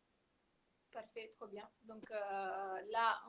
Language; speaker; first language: French; non-native, fluent; Italian